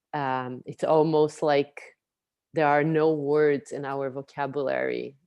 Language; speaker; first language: English; non-native, fluent; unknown